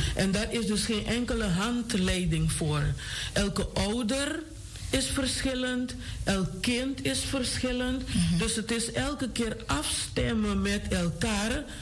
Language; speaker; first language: Dutch; non-native, local second language; Papiamento